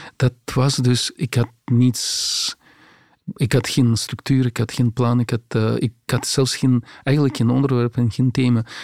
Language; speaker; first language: Dutch; non-native, fluent; Russian